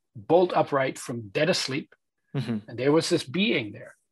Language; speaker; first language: English; early bilingual, other home language; Polish